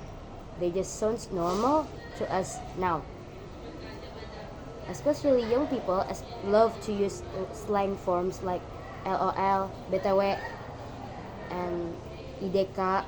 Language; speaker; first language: English; non-native, learner; Indonesian